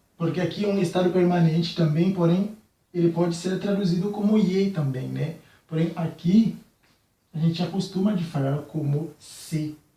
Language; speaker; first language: Portuguese; non-native, fluent; Haitian Creole